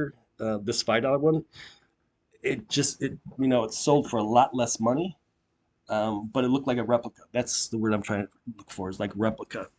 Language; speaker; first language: English; native; English